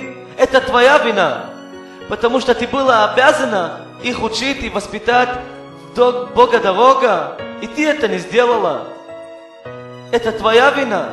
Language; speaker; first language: Russian; non-native, learner; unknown